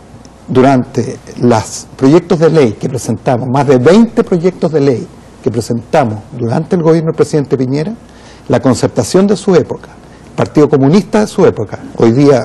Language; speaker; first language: Spanish; native; Spanish